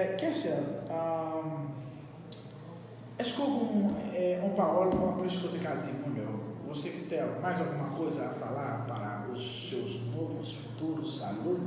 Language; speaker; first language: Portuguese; non-native, fluent; Haitian Creole